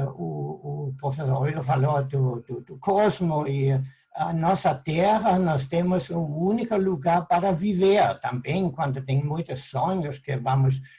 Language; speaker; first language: Portuguese; non-native, fluent; German